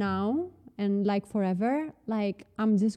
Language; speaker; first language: English; non-native, fluent; Greek